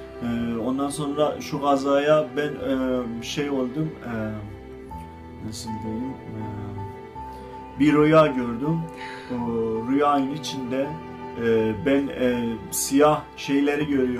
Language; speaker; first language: Turkish; non-native, fluent; Azerbaijani